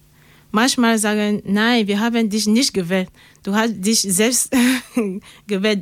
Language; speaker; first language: German; non-native, learner; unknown